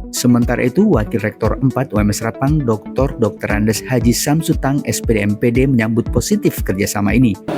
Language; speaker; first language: Indonesian; native; Indonesian